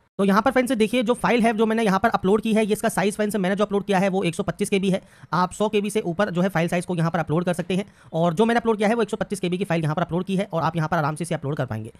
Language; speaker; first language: Hindi; native; Hindi